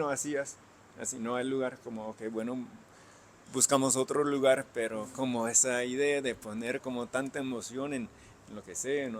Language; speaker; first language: Spanish; non-native, fluent; English